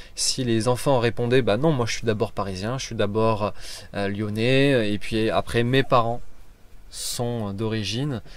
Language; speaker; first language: French; native; French